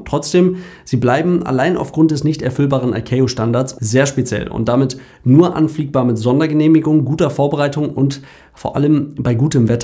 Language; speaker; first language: German; native; German